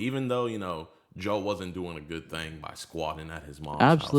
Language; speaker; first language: English; native; English